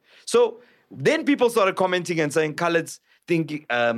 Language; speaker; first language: English; non-native, local second language; Zulu